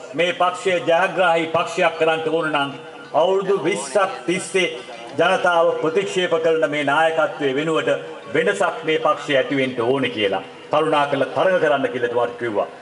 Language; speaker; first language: Sinhala; non-native, local second language; Tamil